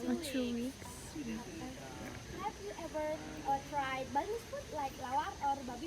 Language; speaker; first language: English; non-native, learner; Indonesian